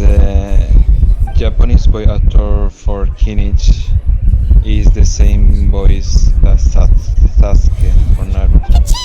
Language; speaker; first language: English; non-native, learner; Spanish